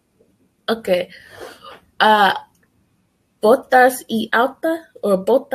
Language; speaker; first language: Spanish; non-native, learner; English